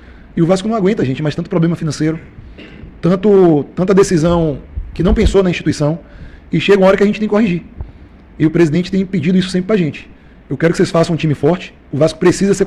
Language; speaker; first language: Portuguese; native; Portuguese